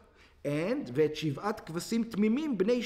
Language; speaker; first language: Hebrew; non-native, fluent; English